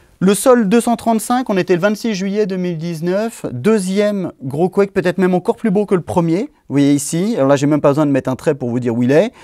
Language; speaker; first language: French; native; French